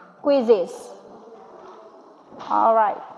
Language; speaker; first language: English; non-native, learner; Indonesian